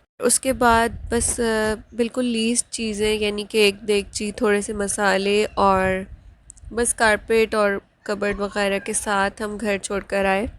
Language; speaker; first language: Urdu; native; Urdu